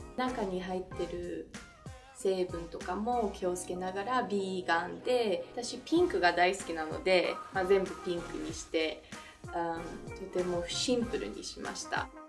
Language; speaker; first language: Japanese; early bilingual, other home language; French